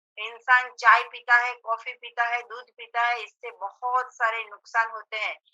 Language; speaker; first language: Hindi; non-native, local second language; Gujarati